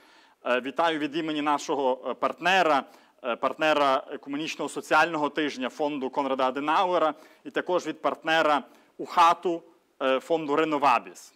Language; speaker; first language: Ukrainian; native; Ukrainian